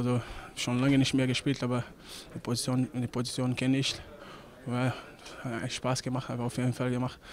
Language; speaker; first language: German; non-native, learner; Portuguese